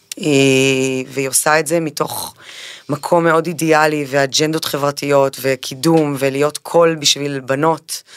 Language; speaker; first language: Hebrew; early bilingual, other home language; Spanish